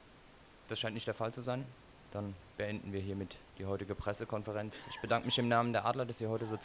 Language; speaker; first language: German; native; German